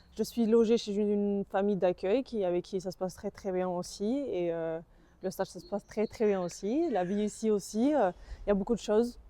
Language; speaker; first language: French; native; French